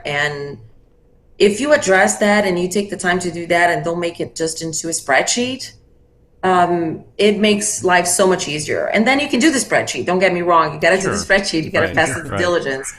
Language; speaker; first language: English; non-native, fluent; Portuguese